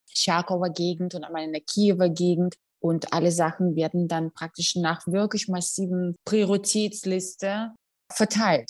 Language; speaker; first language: German; non-native, fluent; Russian